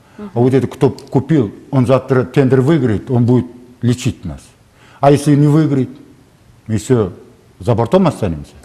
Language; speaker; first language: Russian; non-native, local second language; Kazakh